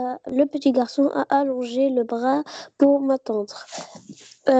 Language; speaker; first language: French; non-native, learner; Arabic